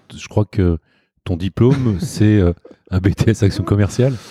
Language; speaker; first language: French; native; French